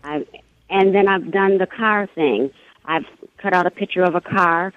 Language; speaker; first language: English; native; English